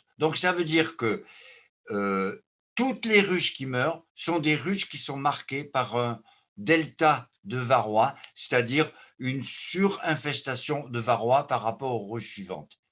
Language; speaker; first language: French; native; French